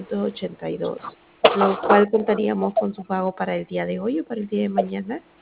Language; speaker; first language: Spanish; native; Spanish